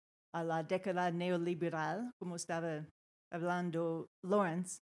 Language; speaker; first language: Spanish; non-native, fluent; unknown